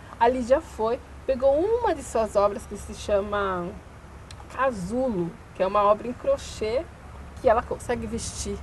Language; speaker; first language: Portuguese; native; Portuguese